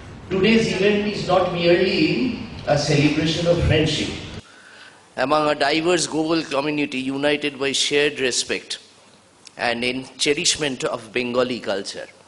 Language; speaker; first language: English; non-native, local second language; Bangla